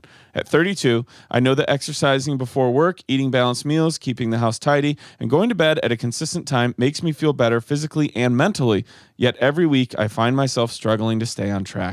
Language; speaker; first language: English; native; English